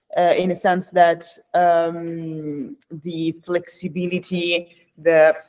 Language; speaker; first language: English; non-native, fluent; Italian